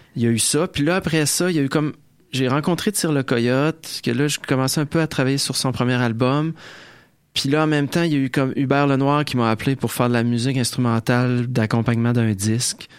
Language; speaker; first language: French; native; French